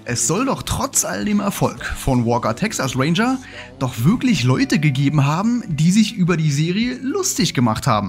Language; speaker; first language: German; native; German